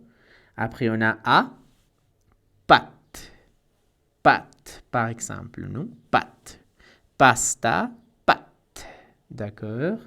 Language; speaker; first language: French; non-native, fluent; Spanish